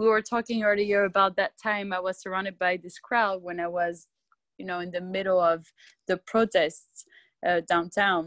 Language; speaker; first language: English; non-native, fluent; French